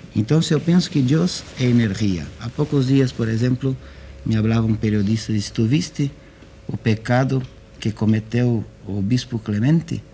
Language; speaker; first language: Spanish; non-native, learner; Portuguese